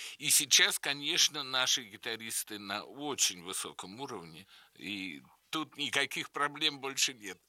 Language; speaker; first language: Russian; native; Russian